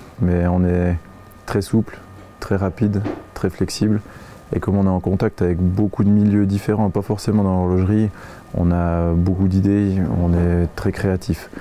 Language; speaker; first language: French; native; French